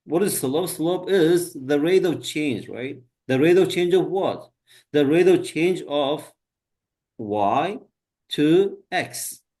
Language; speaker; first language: English; non-native, fluent; Uzbek